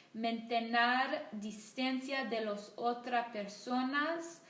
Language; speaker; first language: Spanish; non-native, learner; English